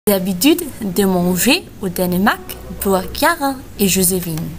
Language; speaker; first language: French; non-native, learner; Danish